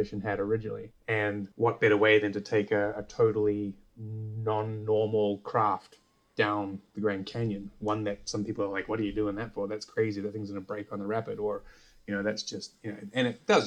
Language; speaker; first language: English; native; English